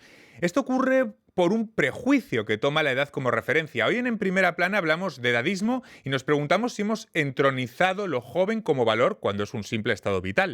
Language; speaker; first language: Spanish; native; Spanish